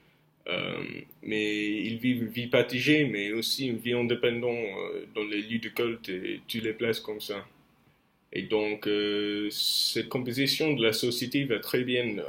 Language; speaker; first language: French; non-native, fluent; English